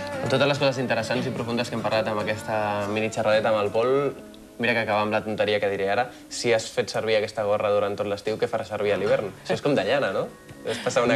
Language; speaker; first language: Catalan; native; Catalan